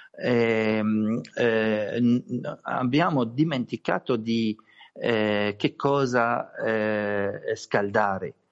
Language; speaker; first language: Italian; non-native, learner; Arabic